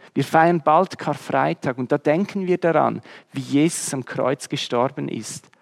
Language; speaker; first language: German; native; German